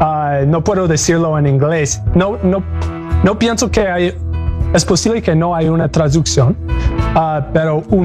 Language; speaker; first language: Spanish; non-native, learner; English